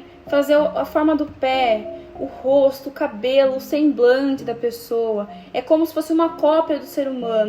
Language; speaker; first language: Portuguese; native; Portuguese